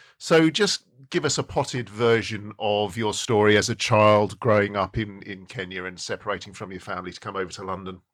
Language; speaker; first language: English; native; English